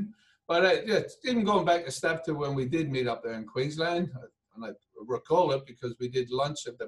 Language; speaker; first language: English; native; English